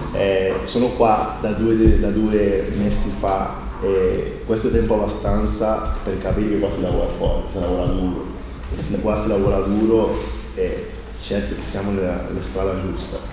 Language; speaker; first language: Italian; non-native, learner; Spanish